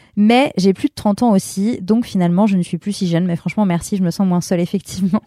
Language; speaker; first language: French; native; French